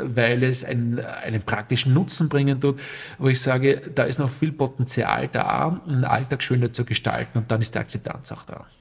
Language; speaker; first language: German; native; German